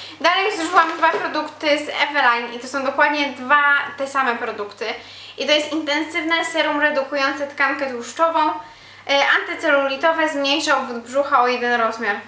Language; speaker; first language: Polish; native; Polish